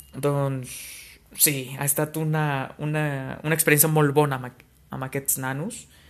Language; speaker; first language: Catalan; non-native, fluent; Spanish